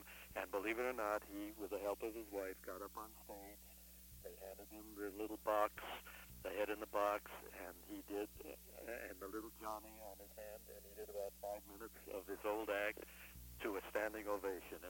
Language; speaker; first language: English; native; English